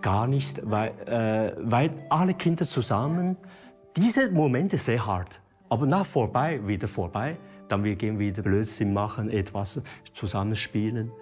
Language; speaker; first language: German; non-native, learner; Chinese